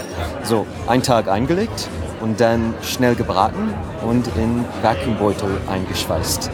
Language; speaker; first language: German; non-native, fluent; French